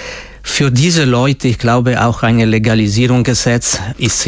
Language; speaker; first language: German; non-native, fluent; Italian